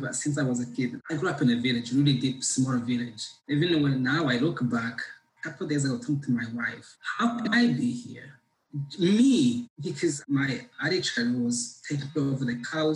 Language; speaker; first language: English; non-native, local second language; Kinyarwanda